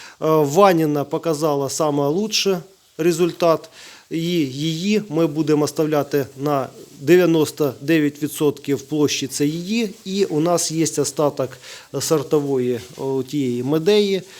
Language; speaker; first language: Ukrainian; native; Ukrainian